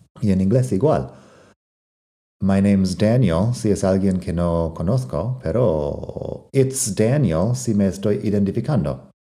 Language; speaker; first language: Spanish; non-native, fluent; English